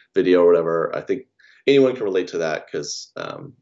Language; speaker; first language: English; native; English